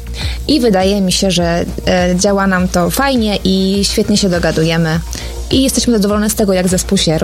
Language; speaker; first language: Polish; native; Polish